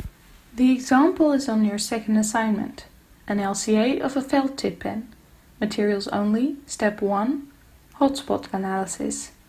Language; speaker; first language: English; non-native, fluent; Dutch